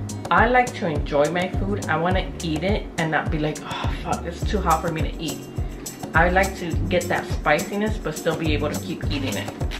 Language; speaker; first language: English; early bilingual, other home language; Spanish